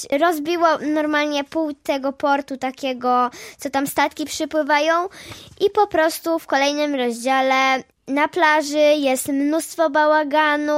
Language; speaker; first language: Polish; native; Polish